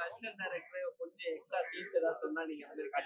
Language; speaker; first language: Tamil; native; Tamil